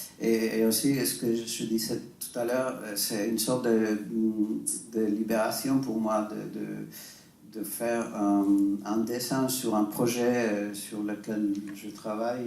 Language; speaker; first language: French; non-native, fluent; Spanish